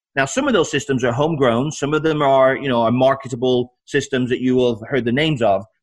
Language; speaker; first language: English; native; English